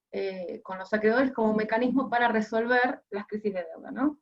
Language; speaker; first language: Spanish; native; Spanish